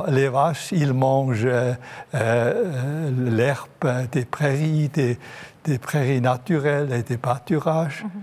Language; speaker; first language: French; non-native, local second language; German